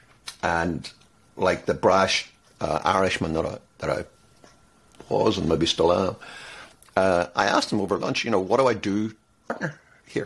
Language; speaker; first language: English; native; English